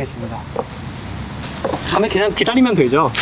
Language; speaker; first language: Korean; non-native, fluent; Chinese